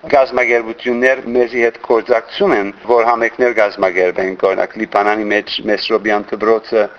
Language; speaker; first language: Armenian; early bilingual, heritage; Armenian